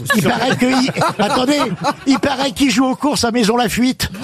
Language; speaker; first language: French; native; French